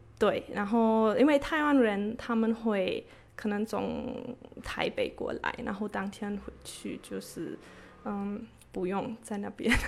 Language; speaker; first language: Chinese; non-native, fluent; German